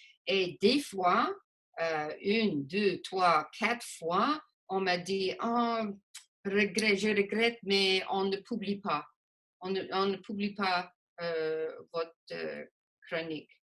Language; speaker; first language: French; non-native, local second language; English